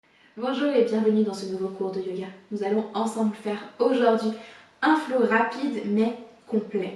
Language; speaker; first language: French; native; French